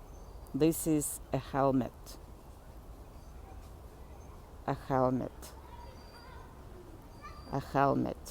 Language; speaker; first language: English; non-native, fluent; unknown